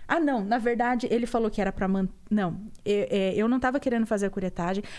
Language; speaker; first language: Portuguese; native; Portuguese